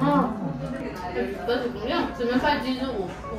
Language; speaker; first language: French; native; French